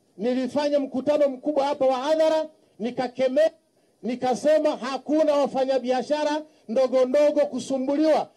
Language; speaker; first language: Swahili; native; Swahili